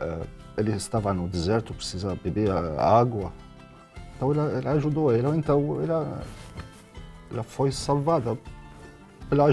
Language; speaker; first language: Portuguese; non-native, learner; Arabic